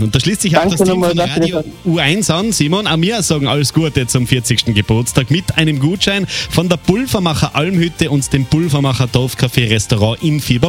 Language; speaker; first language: German; native; German